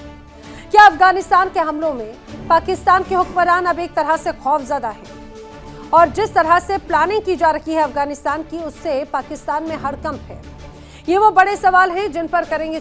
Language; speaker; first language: Hindi; native; Hindi